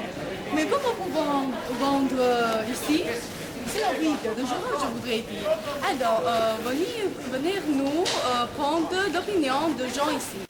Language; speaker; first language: French; non-native, learner; Albanian